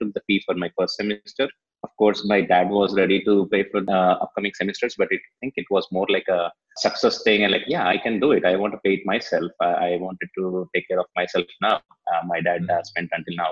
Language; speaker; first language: English; non-native, local second language; Telugu